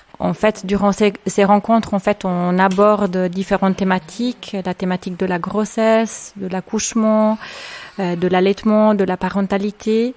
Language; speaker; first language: French; native; French